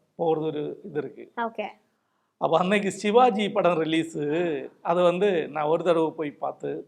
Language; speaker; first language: Tamil; non-native, local second language; Malayalam